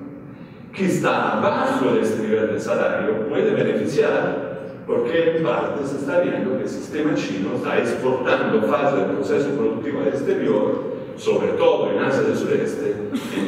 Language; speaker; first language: Spanish; non-native, fluent; Italian